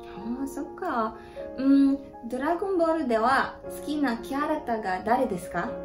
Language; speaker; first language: Japanese; non-native, learner; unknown